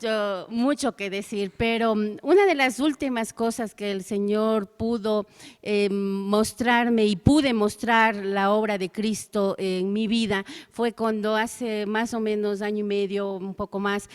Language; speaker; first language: Spanish; native; Spanish